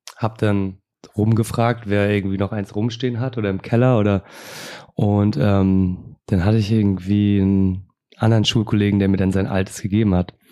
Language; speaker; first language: German; native; German